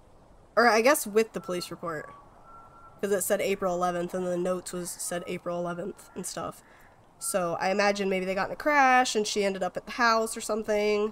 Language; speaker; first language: English; native; English